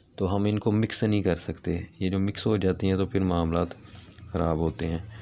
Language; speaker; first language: Urdu; non-native, local second language; Punjabi